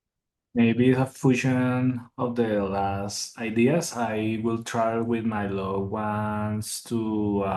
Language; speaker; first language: English; non-native, learner; Spanish